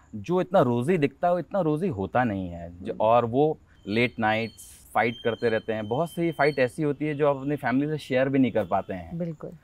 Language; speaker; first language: Hindi; native; Hindi